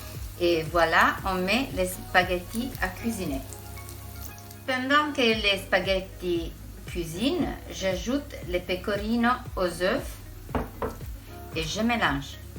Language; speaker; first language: French; non-native, fluent; Italian